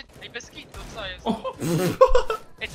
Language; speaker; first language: Polish; native; Polish